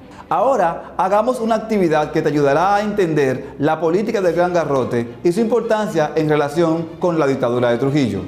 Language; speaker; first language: Spanish; native; Spanish